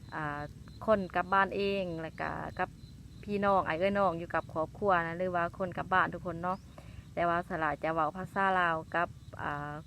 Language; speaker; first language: Lao; non-native, local second language; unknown